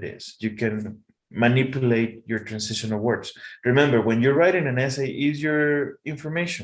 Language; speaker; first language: English; non-native, fluent; Spanish